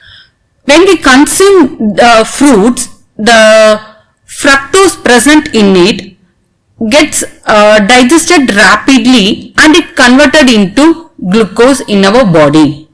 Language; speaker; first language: English; non-native, local second language; Tamil